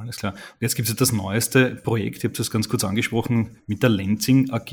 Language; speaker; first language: German; native; German